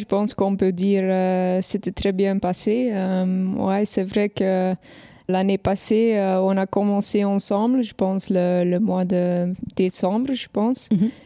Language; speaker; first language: French; non-native, local second language; Dutch